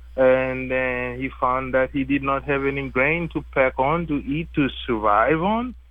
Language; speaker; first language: English; non-native, fluent; French